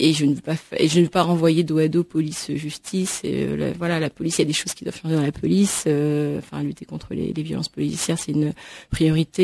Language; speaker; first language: French; native; French